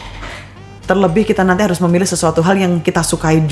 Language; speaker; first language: Indonesian; native; Indonesian